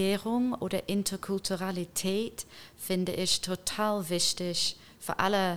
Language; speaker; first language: German; non-native, fluent; English